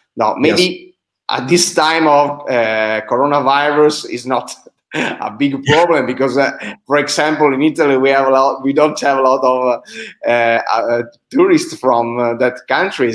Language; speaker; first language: English; non-native, fluent; Italian